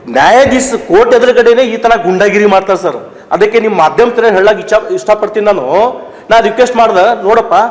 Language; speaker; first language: Kannada; non-native, local second language; Lambadi